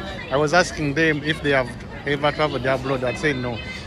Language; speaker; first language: English; non-native, local second language; Ganda